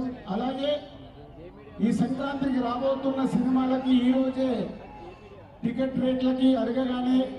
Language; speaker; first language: Telugu; native; Telugu